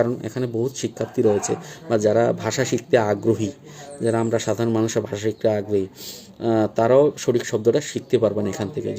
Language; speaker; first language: Bangla; non-native, local second language; Kok Borok